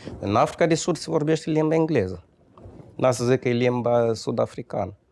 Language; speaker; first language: Romanian; non-native, fluent; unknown